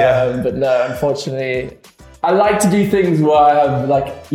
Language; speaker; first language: English; native; English